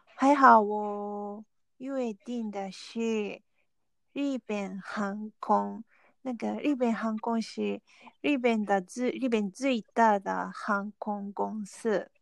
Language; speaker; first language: Chinese; non-native, learner; Vietnamese